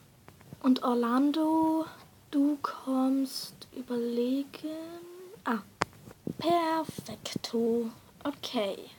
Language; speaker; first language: German; native; German